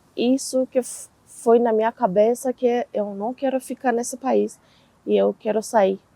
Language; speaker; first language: Portuguese; non-native, fluent; Persian